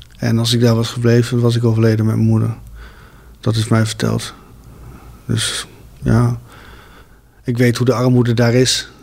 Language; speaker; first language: Dutch; early bilingual, other home language; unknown